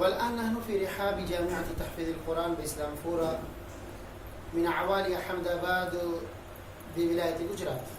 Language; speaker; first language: Arabic; non-native, fluent; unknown